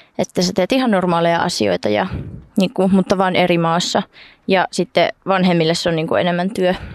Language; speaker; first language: Finnish; early bilingual, heritage; Finnish